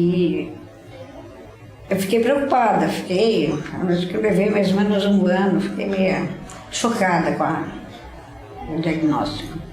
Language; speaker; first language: Portuguese; native; Portuguese